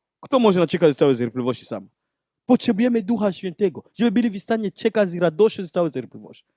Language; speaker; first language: Polish; non-native, learner; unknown